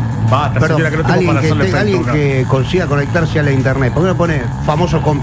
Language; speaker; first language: Spanish; native; Spanish